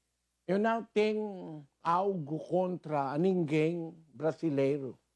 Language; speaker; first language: Portuguese; non-native, learner; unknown